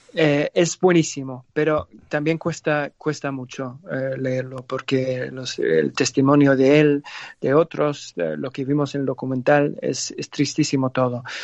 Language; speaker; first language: Spanish; non-native, fluent; English